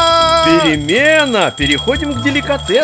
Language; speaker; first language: Russian; native; Russian